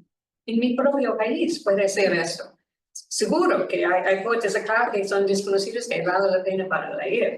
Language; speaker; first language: Spanish; non-native, learner; English